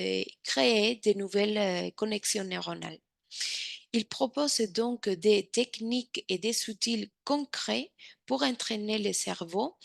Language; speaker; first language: French; non-native, fluent; Spanish